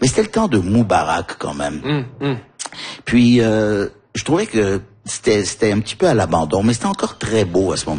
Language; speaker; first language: French; early bilingual, other home language; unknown